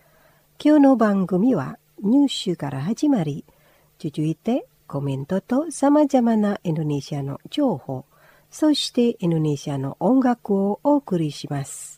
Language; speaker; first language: Japanese; non-native, fluent; Indonesian